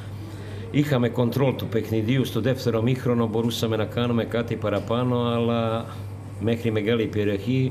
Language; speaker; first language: Greek; non-native, learner; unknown